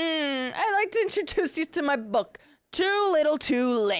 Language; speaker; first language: English; native; English